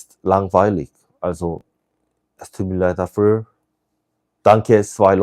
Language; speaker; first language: German; non-native, learner; English